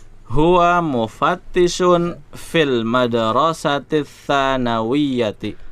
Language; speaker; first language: Arabic; non-native, fluent; Indonesian